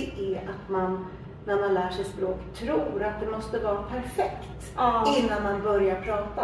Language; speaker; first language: Swedish; native; Swedish